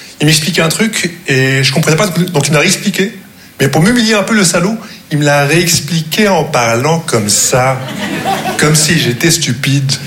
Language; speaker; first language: French; non-native, local second language; Arabic